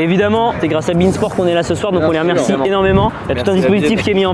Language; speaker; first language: French; native; French